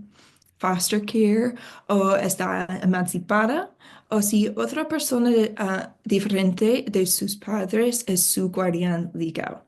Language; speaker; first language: Spanish; non-native, fluent; English